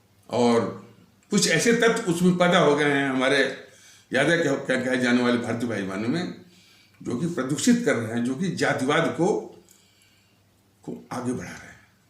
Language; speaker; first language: Hindi; native; Hindi